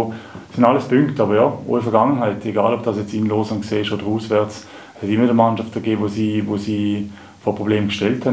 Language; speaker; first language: German; native; German